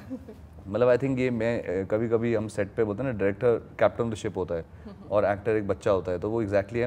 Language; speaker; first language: Hindi; native; Hindi